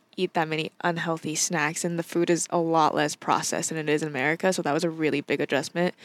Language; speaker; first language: English; early bilingual, other home language; Chinese